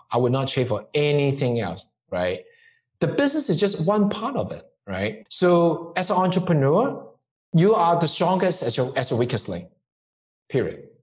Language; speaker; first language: English; non-native, local second language; Cantonese